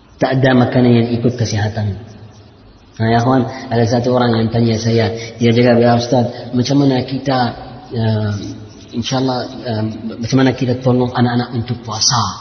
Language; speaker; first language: Indonesian; non-native, learner; Arabic